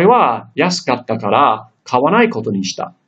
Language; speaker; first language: Japanese; non-native, fluent; English